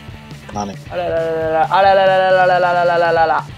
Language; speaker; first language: Japanese; native; Japanese